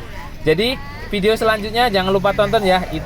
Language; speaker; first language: Indonesian; native; Indonesian